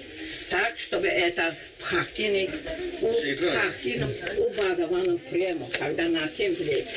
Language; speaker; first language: Russian; non-native, learner; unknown